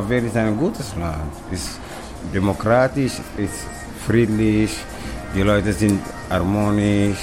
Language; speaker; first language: German; non-native, learner; Kabuverdianu